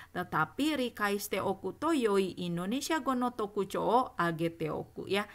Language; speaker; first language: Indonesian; native; Indonesian